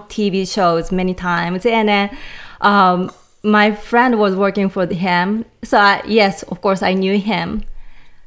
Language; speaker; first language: English; non-native, learner; Japanese